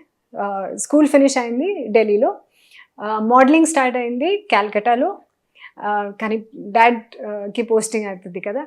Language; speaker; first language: Telugu; non-native, local second language; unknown